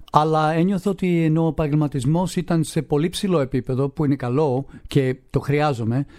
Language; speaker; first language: Greek; non-native, fluent; English